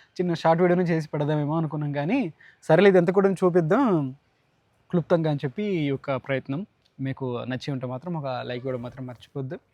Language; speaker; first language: Telugu; native; Telugu